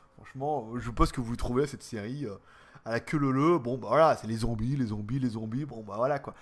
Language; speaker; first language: French; native; French